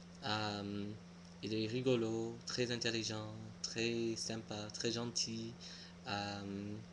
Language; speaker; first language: French; non-native, fluent; English